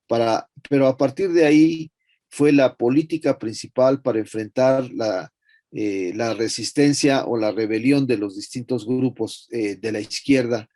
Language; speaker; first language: Spanish; native; Spanish